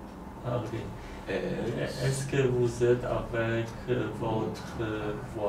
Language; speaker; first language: French; non-native, learner; Polish